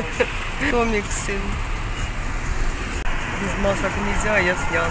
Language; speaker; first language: Turkish; non-native, learner; Russian